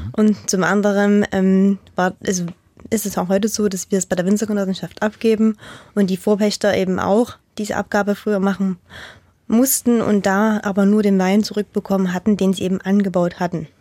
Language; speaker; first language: German; native; German